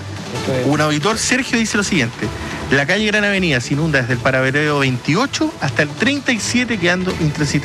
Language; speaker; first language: Spanish; native; Spanish